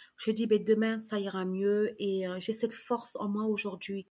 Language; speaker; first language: French; early bilingual, other home language; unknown